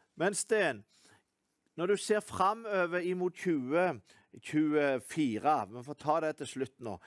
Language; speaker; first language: Norwegian; native; Norwegian